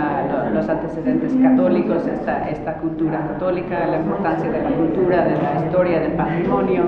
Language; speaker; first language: Spanish; non-native, fluent; English